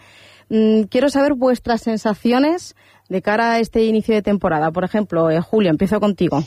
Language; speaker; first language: Spanish; native; Spanish